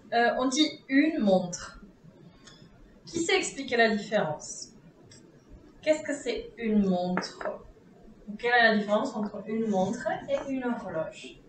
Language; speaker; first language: French; non-native, fluent; Czech